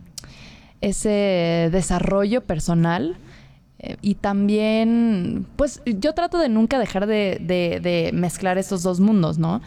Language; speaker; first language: Spanish; non-native, fluent; Swedish